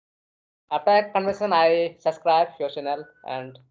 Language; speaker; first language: English; non-native, learner; Hindi